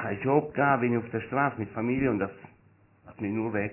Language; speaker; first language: German; non-native, learner; Italian